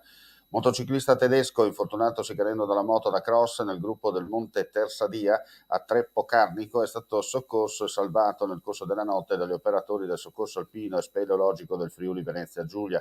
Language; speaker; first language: Italian; native; Italian